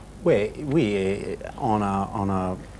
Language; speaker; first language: French; non-native, fluent; English